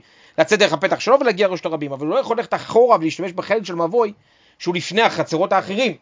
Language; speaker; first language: Hebrew; native; Hebrew